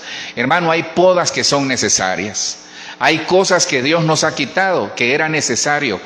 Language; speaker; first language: Spanish; native; Spanish